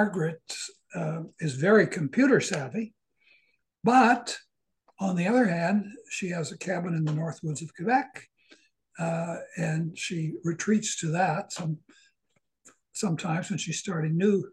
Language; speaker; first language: English; native; English